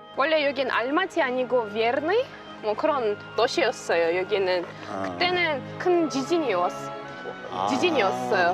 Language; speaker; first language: Korean; non-native, fluent; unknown